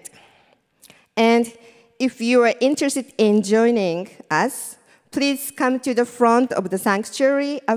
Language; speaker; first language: English; non-native, fluent; Japanese